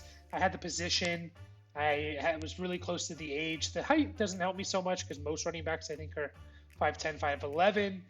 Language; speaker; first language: English; native; English